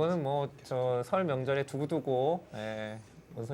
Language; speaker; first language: Korean; native; Korean